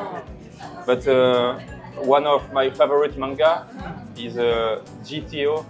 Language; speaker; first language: English; non-native, learner; French